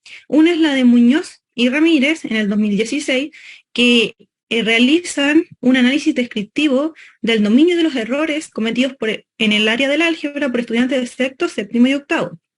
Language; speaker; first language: Spanish; native; Spanish